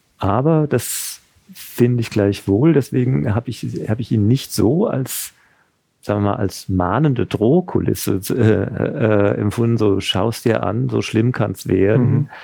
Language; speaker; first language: German; native; German